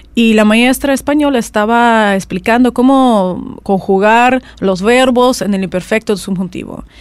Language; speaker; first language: Spanish; non-native, fluent; Russian